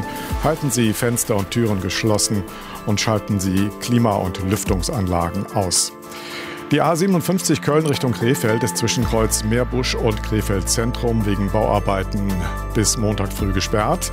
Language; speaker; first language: German; native; German